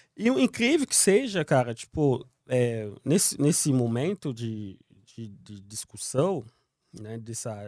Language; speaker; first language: Portuguese; non-native, fluent; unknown